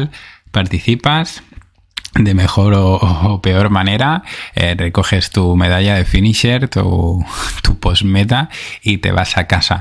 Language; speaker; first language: Spanish; native; Spanish